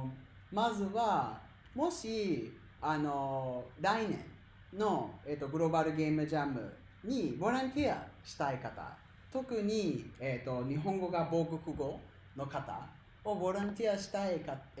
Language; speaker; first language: Japanese; non-native, fluent; English